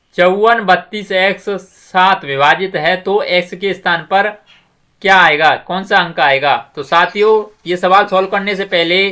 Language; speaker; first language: Hindi; native; Hindi